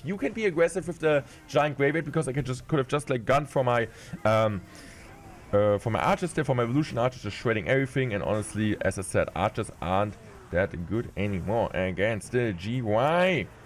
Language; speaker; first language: English; non-native, fluent; German